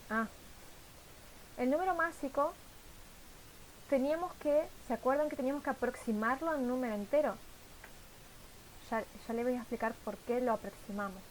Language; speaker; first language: Spanish; native; Spanish